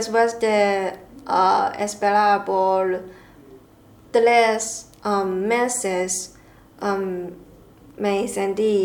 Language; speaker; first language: Spanish; non-native, learner; Chinese